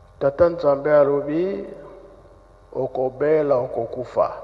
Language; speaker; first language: Lingala; non-native, local second language; Kongo